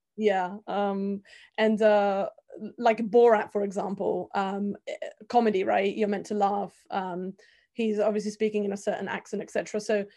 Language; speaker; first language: English; early bilingual, other home language; Bulgarian